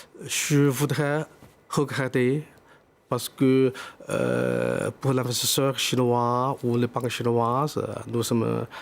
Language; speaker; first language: French; non-native, fluent; Chinese